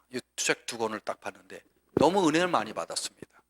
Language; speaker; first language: Korean; native; Korean